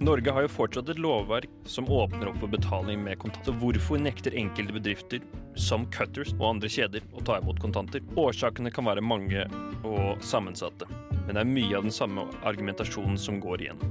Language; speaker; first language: Norwegian; native; Norwegian